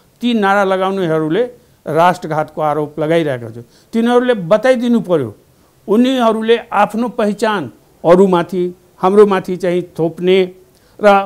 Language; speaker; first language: Nepali; non-native, local second language; Maithili